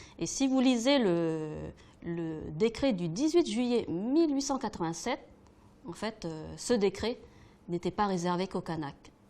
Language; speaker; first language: French; native; French